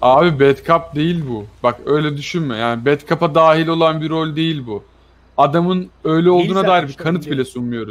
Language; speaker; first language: Turkish; native; Turkish